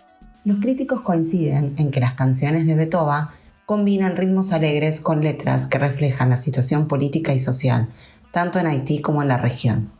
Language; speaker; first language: Spanish; native; Spanish